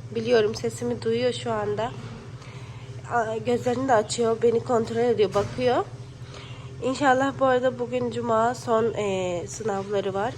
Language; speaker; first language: Turkish; non-native, fluent; Urdu